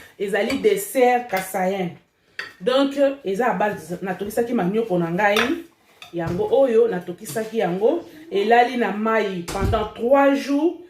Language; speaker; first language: Lingala; non-native, local second language; Luba-Lulua